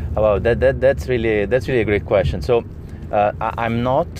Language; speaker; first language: English; non-native, fluent; Italian